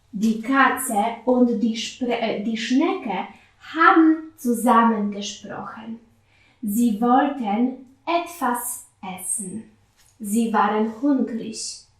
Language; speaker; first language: German; non-native, fluent; Polish